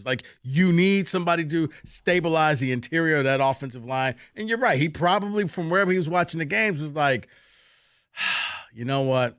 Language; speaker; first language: English; native; English